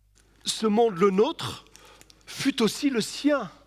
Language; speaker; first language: French; native; French